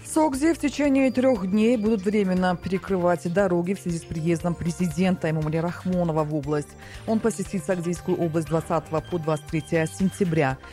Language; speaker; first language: Russian; non-native, local second language; Tajik